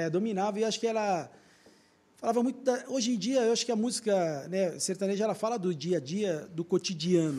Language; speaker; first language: Portuguese; native; Portuguese